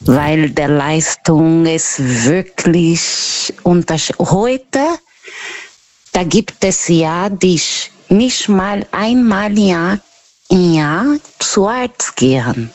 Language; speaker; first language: German; non-native, learner; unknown